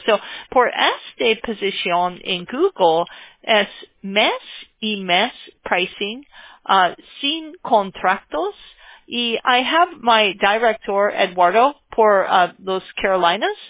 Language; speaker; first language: Spanish; non-native, learner; English